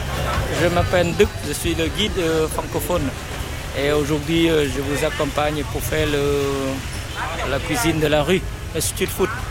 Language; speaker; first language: French; non-native, fluent; Vietnamese